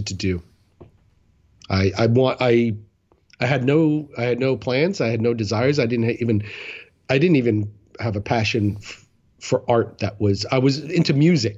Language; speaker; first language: English; native; English